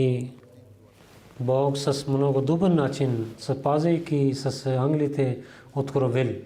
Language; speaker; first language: Bulgarian; non-native, learner; Urdu